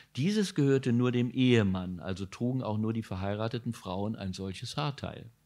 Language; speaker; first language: German; native; German